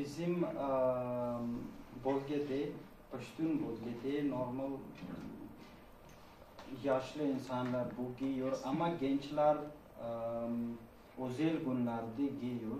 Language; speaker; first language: Turkish; non-native, learner; Pashto